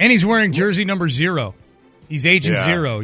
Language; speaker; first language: English; native; English